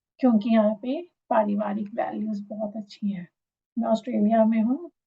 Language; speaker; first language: Hindi; native; Hindi